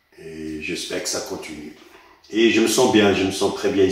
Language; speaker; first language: French; early bilingual, other home language; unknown